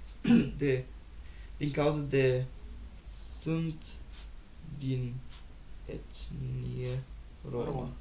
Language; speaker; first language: Romanian; non-native, learner; German